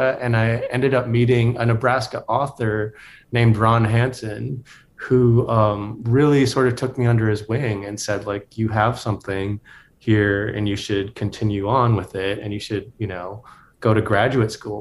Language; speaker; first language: English; native; English